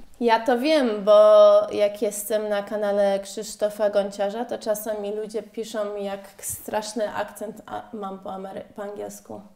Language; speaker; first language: Polish; early bilingual, heritage; Polish